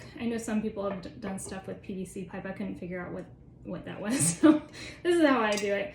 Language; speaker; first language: English; native; English